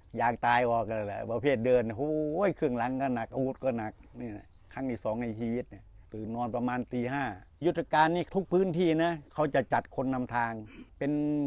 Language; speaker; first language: Thai; native; Thai